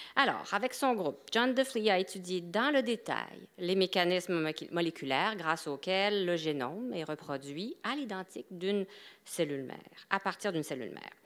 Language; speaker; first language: French; native; French